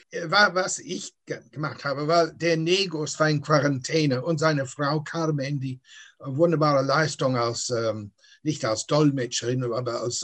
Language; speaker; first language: German; non-native, fluent; English